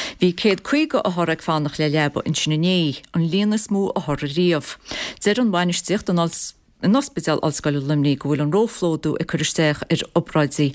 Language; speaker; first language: Irish; native; Irish